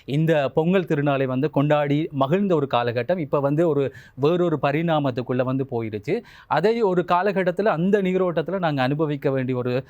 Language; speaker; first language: Tamil; native; Tamil